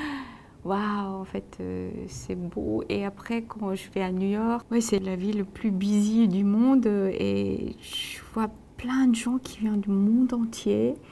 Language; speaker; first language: French; non-native, fluent; Korean